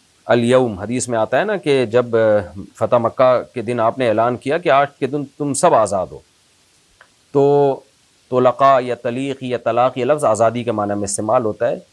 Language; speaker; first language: Urdu; native; Urdu